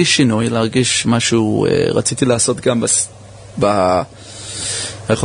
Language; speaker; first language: Hebrew; early bilingual, heritage; English